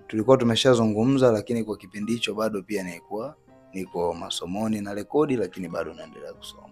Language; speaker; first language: Swahili; native; Swahili